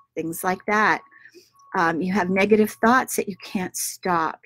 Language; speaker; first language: English; native; English